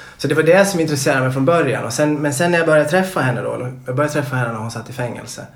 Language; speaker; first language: Swedish; native; Swedish